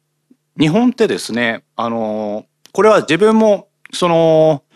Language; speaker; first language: Japanese; native; Japanese